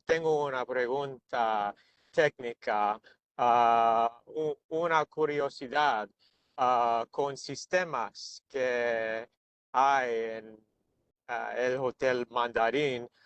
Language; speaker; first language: Spanish; non-native, learner; Portuguese